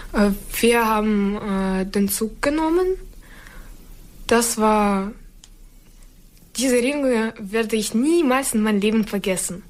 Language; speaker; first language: German; non-native, fluent; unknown